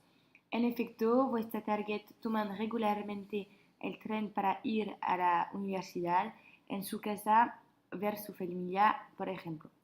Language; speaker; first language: Spanish; non-native, learner; French